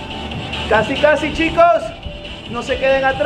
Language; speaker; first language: Spanish; early bilingual, heritage; Spanish